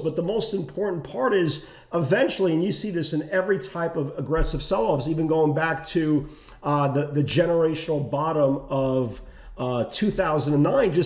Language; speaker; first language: English; native; English